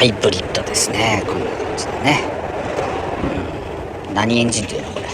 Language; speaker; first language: Japanese; native; Japanese